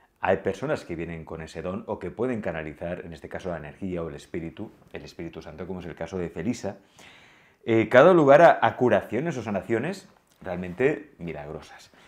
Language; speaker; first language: Spanish; native; Spanish